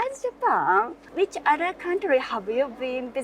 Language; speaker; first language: English; non-native, learner; Japanese